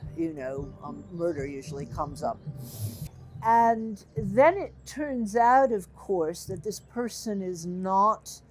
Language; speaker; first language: English; native; English